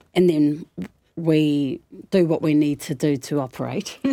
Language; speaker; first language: English; native; English